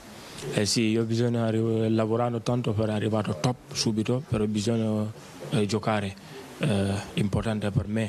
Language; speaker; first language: Italian; non-native, learner; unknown